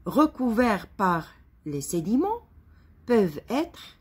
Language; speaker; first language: French; non-native, local second language; Arabic